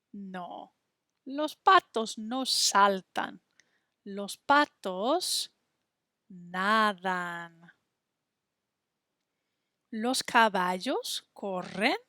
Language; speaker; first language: Spanish; non-native, fluent; English